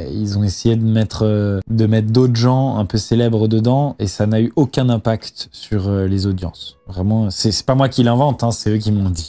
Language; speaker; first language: French; native; French